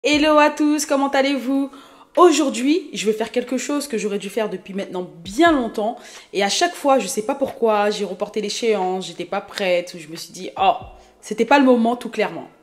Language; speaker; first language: French; early bilingual, other home language; Haitian Creole